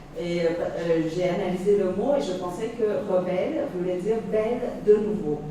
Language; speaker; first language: French; early bilingual, other home language; Vietnamese